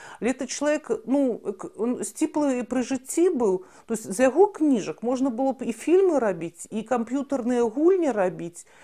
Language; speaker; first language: Belarusian; non-native, local second language; Russian